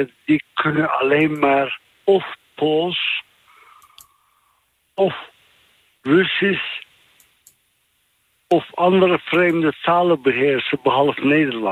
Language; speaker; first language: Dutch; non-native, fluent; Turkish